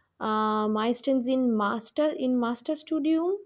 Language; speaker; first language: German; non-native, learner; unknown